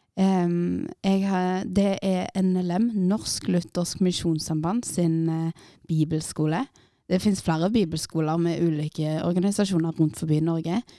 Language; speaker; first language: Norwegian; native; Norwegian